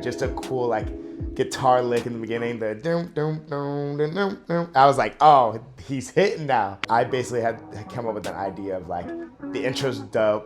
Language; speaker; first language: English; native; English